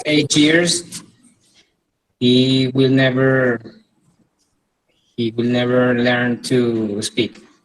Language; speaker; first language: English; non-native, learner; Spanish